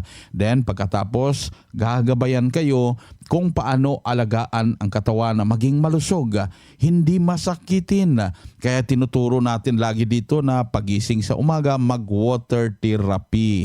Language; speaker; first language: Filipino; native; Filipino